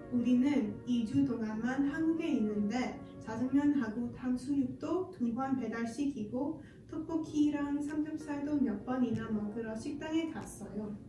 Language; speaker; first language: Korean; non-native, learner; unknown